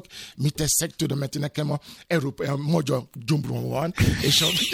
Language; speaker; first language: Hungarian; non-native, learner; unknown